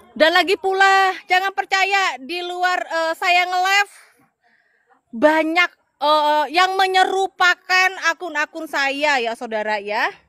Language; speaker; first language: Indonesian; non-native, local second language; Madurese